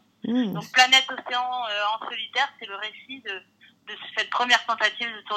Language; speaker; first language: French; native; French